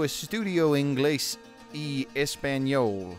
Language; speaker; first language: Spanish; non-native, learner; English